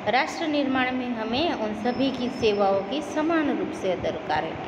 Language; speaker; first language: Hindi; non-native, local second language; Gujarati